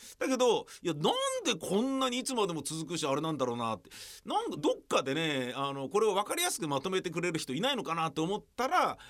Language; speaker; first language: Japanese; native; Japanese